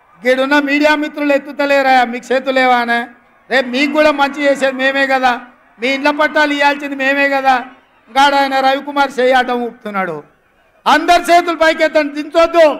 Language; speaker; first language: Telugu; native; Telugu